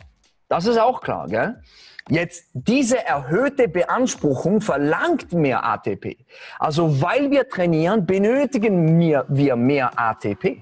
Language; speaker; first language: German; native; German